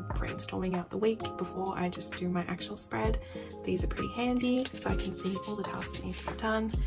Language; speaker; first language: English; native; English